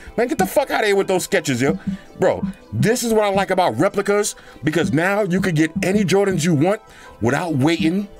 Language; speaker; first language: English; native; English